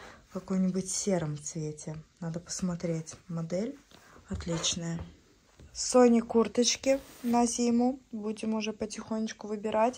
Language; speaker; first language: Russian; native; Russian